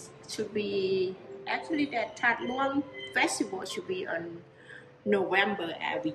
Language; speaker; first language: English; non-native, learner; Lao